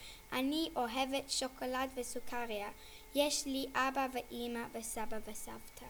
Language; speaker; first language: Hebrew; non-native, learner; English